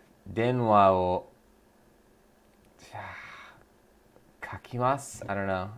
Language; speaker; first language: Japanese; non-native, learner; English